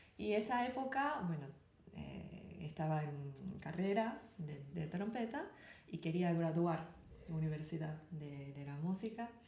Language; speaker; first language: Spanish; non-native, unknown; Japanese